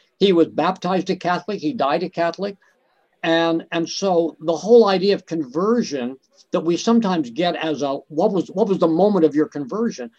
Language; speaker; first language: English; native; English